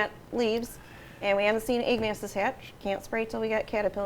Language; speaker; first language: English; native; English